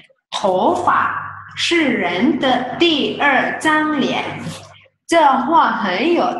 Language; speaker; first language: Chinese; non-native, fluent; Thai